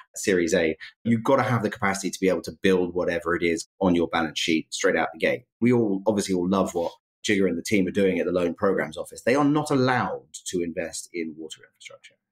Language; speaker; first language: English; native; English